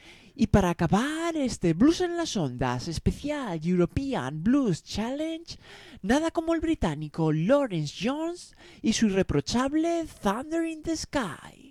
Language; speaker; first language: Spanish; native; Spanish